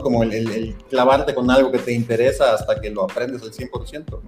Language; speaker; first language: Spanish; native; Spanish